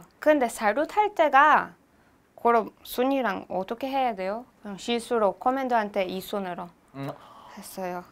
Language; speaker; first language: Korean; non-native, learner; Hebrew